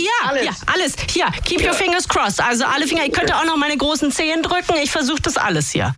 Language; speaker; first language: German; native; German